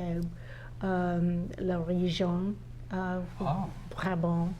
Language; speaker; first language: French; non-native, learner; English